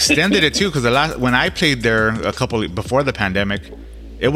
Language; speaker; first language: English; native; English